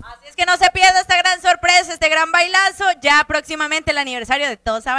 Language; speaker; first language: Spanish; native; Spanish